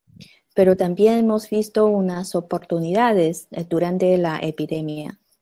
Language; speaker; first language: Spanish; non-native, fluent; Chinese